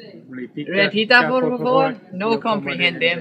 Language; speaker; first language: Spanish; non-native, learner; English